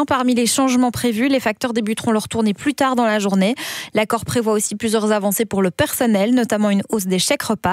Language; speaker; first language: French; native; French